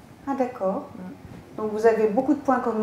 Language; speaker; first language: French; native; French